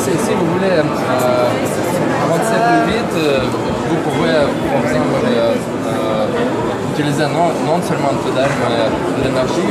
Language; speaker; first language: French; non-native, learner; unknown